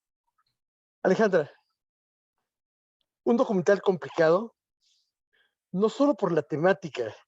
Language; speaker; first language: Spanish; native; Spanish